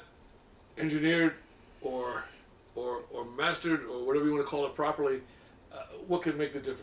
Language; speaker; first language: English; native; English